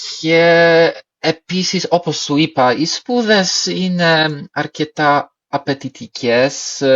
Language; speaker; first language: Greek; non-native, fluent; Polish